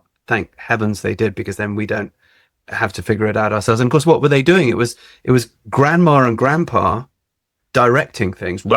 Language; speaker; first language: English; native; English